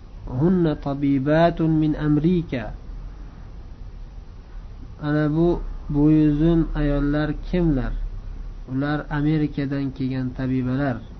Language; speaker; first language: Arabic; non-native, fluent; Uzbek